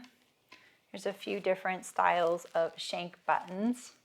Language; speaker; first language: English; native; English